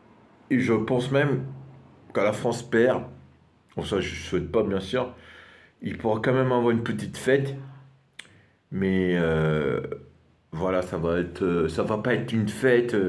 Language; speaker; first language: French; non-native, fluent; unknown